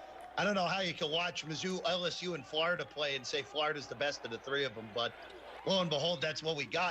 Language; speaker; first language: English; native; English